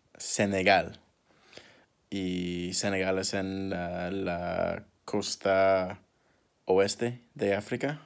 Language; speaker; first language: Spanish; non-native, learner; English